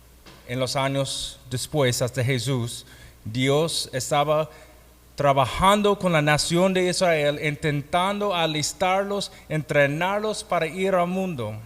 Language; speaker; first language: Spanish; non-native, fluent; English